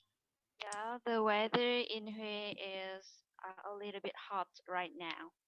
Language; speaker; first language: English; non-native, learner; Vietnamese